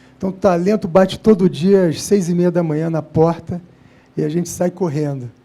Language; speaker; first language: Portuguese; native; Portuguese